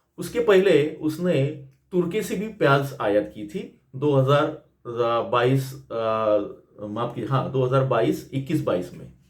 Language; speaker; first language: Hindi; non-native, local second language; Marathi